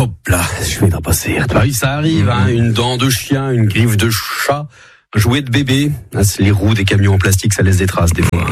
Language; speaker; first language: French; native; French